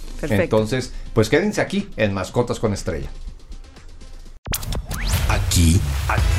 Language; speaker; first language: Spanish; native; Spanish